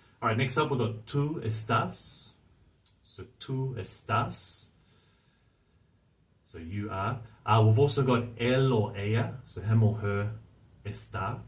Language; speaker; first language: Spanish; non-native, fluent; English